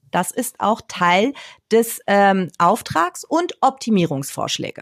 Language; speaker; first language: German; early bilingual, other home language; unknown